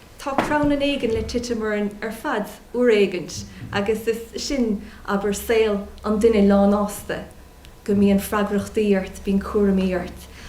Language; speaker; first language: Irish; non-native, local second language; English